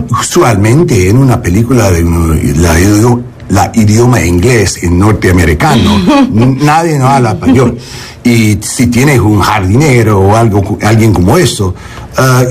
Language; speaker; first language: Spanish; non-native, learner; English